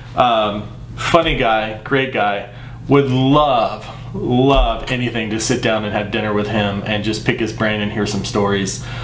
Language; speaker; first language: English; native; English